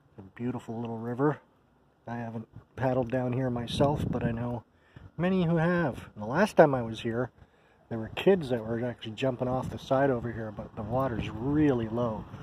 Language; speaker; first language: English; native; English